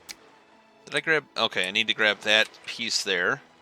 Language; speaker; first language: English; native; English